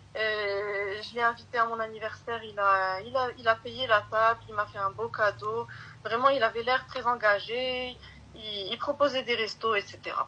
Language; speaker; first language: French; early bilingual, other home language; Arabic